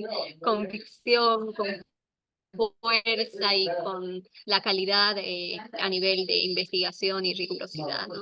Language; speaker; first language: Spanish; native; Spanish